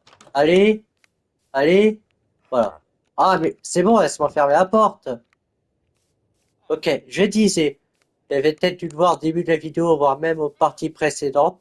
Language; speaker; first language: French; native; French